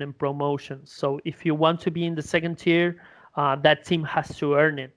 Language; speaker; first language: English; non-native, fluent; Spanish